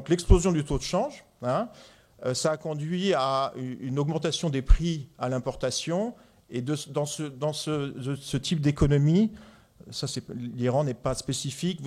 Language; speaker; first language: French; native; French